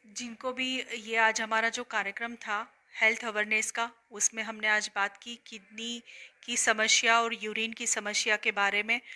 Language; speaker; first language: Hindi; non-native, local second language; Gujarati